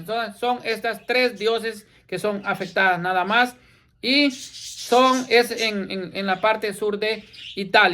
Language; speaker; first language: Spanish; native; Spanish